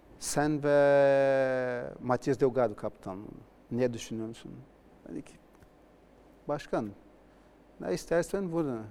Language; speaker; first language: Turkish; non-native, learner; Portuguese